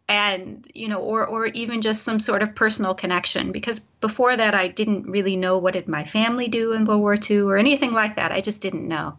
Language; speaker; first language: English; native; English